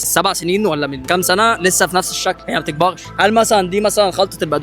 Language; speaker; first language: Arabic; native; Arabic